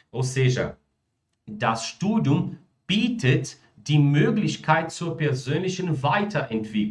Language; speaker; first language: German; non-native, fluent; Portuguese